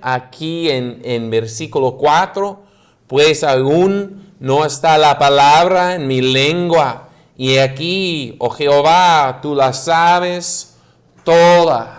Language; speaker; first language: Spanish; non-native, fluent; English